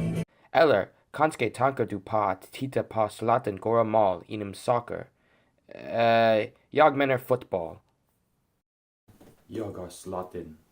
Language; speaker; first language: Swedish; non-native, learner; English